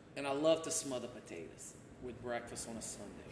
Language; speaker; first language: English; native; English